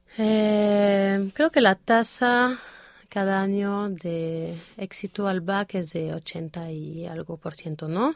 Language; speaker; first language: Spanish; non-native, fluent; French